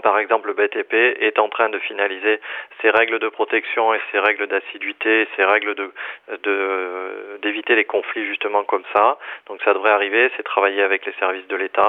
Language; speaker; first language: French; native; French